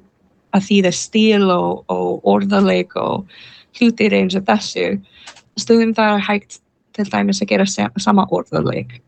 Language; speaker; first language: Icelandic; non-native, learner; English